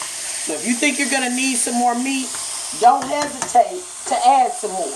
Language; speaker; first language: English; native; English